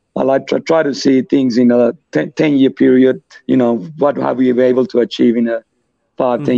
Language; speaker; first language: English; non-native, fluent; Spanish